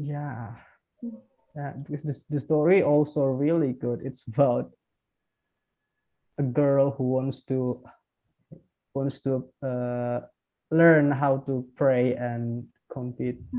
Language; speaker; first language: English; non-native, fluent; Indonesian